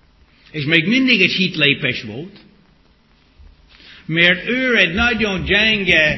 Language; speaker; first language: Hungarian; non-native, fluent; English